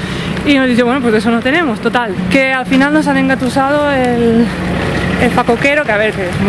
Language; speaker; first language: Spanish; native; Spanish